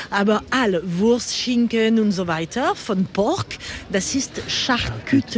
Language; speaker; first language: German; non-native, learner; French